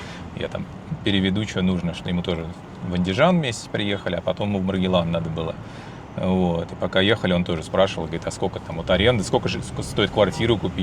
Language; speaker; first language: Russian; native; Russian